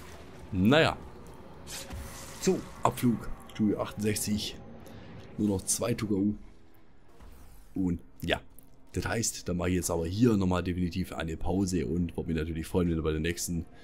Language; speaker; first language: German; native; German